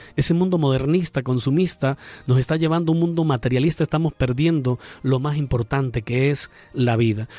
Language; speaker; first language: Spanish; native; Spanish